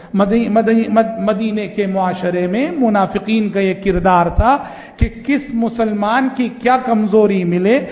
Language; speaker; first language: Urdu; native; Urdu